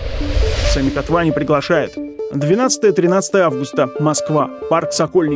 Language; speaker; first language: Russian; native; Russian